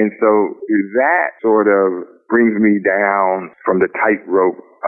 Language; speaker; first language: English; native; English